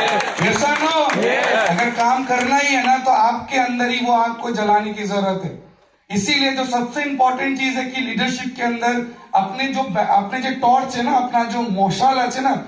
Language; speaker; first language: Hindi; non-native, local second language; Bangla